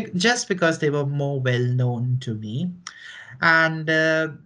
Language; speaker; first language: English; non-native, local second language; Hindi